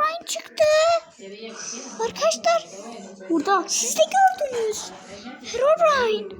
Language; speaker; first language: Turkish; native; Turkish